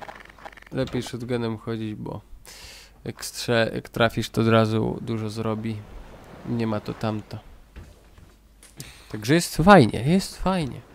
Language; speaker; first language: Polish; native; Polish